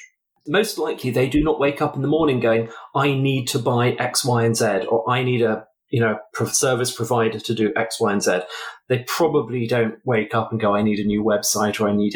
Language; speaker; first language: English; native; English